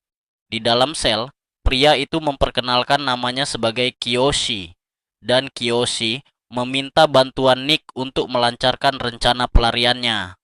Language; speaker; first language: Indonesian; native; Indonesian